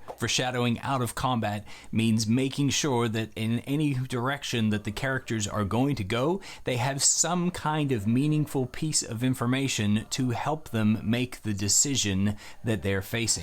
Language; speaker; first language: English; native; English